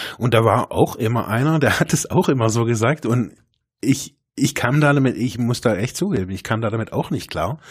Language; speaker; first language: German; native; German